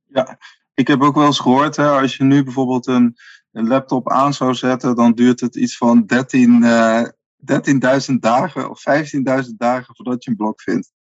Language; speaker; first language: Dutch; native; Dutch